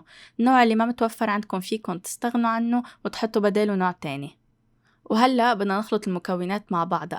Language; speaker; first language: Arabic; native; Arabic